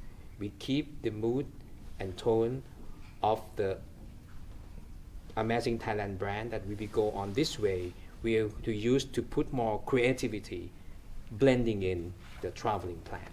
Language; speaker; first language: English; non-native, fluent; Thai